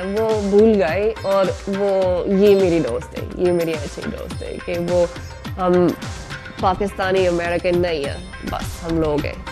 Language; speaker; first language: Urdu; non-native, learner; English